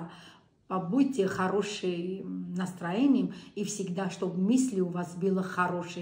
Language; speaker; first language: Russian; non-native, local second language; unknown